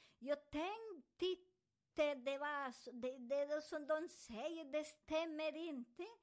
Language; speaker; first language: Swedish; non-native, fluent; Spanish